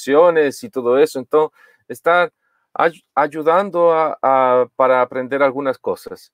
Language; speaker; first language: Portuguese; non-native, learner; Spanish